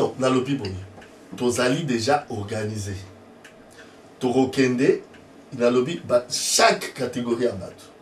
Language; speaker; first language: French; non-native, local second language; Lingala